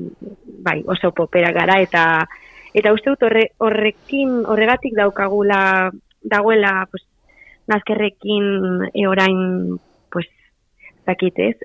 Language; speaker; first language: Basque; non-native, local second language; Spanish